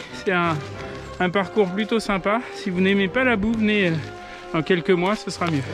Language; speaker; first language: French; native; French